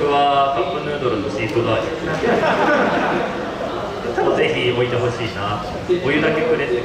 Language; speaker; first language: Japanese; native; Japanese